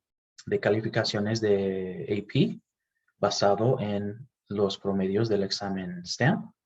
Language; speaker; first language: Spanish; non-native, fluent; English